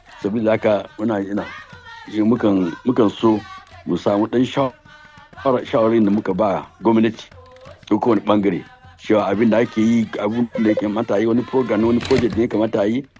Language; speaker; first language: Hausa; non-native, local second language; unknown